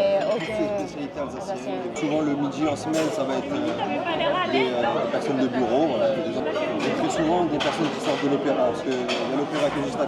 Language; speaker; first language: French; native; French